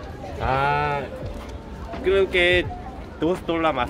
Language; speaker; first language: Spanish; non-native, learner; Korean